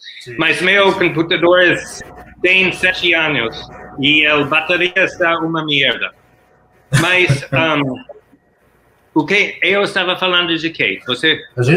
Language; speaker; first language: Portuguese; non-native, learner; English